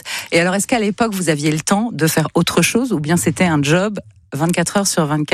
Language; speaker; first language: French; native; French